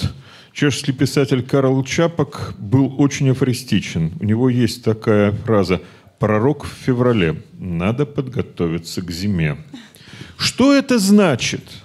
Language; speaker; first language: Russian; native; Russian